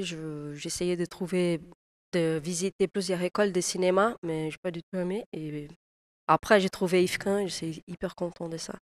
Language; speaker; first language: French; non-native, fluent; Portuguese